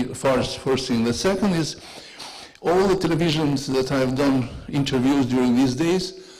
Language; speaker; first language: English; non-native, learner; Albanian